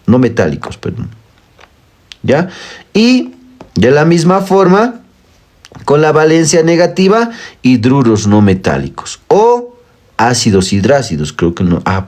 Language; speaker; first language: Spanish; native; Spanish